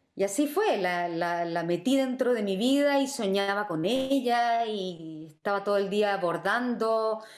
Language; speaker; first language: Spanish; native; Spanish